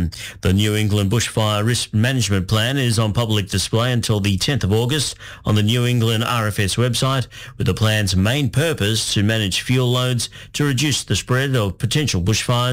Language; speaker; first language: English; native; English